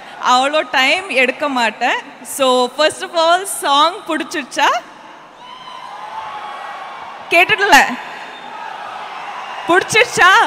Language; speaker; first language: Tamil; non-native, learner; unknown